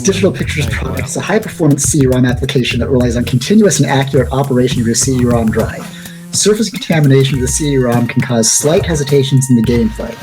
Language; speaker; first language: English; native; English